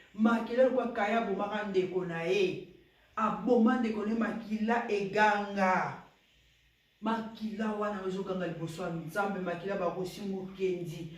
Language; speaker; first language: Lingala; non-native, local second language; Luba-Lulua